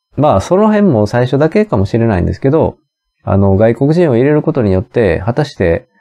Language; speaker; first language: Japanese; native; Japanese